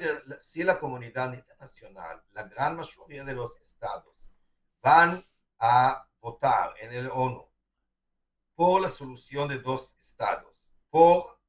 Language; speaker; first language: Spanish; non-native, fluent; Hebrew